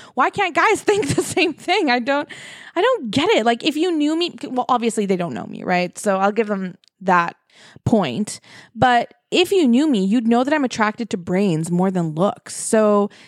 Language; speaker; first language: English; early bilingual, other home language; Persian